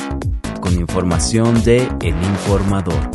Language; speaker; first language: Spanish; native; Spanish